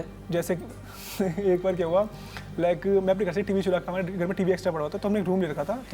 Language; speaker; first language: Hindi; native; Hindi